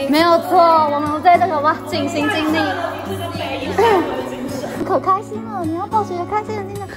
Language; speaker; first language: Chinese; native; Chinese